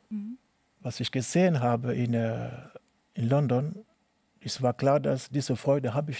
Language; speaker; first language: German; non-native, learner; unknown